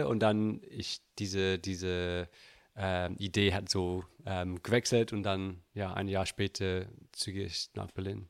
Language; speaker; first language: German; non-native, learner; English